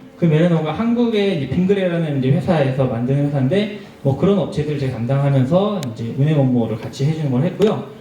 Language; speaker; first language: Korean; native; Korean